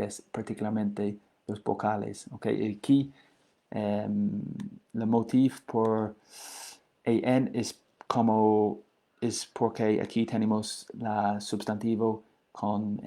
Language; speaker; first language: Spanish; non-native, learner; English